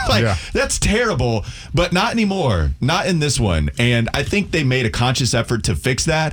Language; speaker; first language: English; native; English